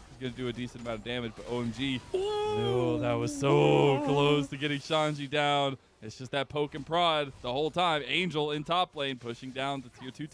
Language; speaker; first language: English; native; English